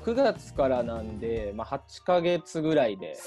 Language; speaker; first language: Japanese; native; Japanese